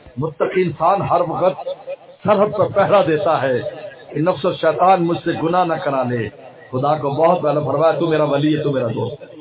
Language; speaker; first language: Urdu; non-native, local second language; Pashto